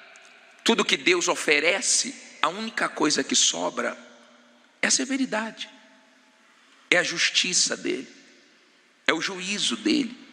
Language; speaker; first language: Portuguese; native; Portuguese